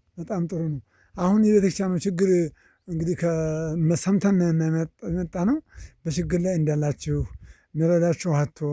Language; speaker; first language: Amharic; native; Amharic